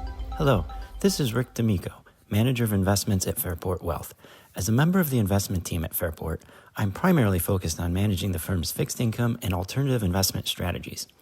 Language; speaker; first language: English; native; English